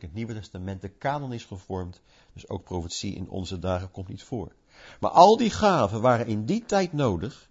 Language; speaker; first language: Dutch; native; Dutch